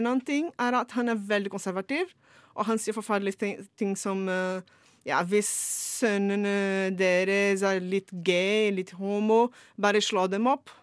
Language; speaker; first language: Norwegian; non-native, fluent; Portuguese